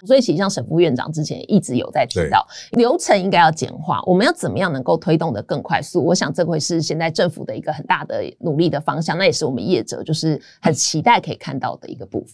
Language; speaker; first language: Chinese; native; Chinese